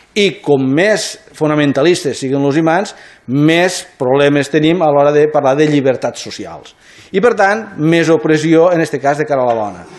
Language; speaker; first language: Catalan; native; Catalan